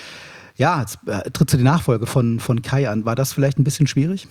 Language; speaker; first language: German; native; German